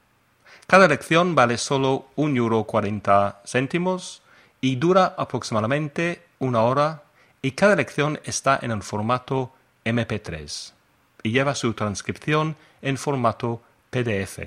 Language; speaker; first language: Spanish; non-native, fluent; English